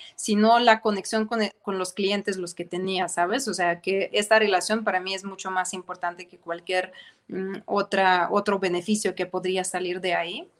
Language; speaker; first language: Spanish; non-native, fluent; Ukrainian